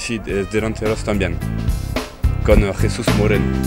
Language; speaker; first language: Spanish; non-native, learner; French